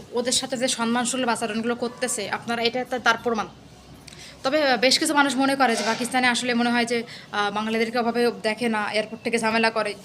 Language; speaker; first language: Bangla; native; Bangla